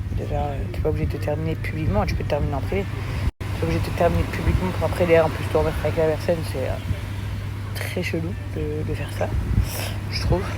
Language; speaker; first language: French; early bilingual, other home language; English